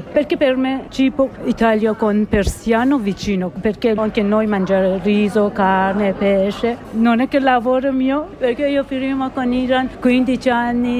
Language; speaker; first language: Italian; non-native, learner; Persian